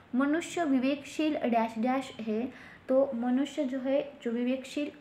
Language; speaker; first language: Hindi; non-native, local second language; Marathi